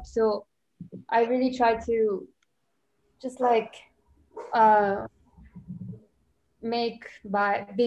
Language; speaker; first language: English; non-native, fluent; French